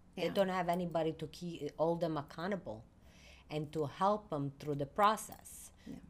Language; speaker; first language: English; non-native, fluent; Italian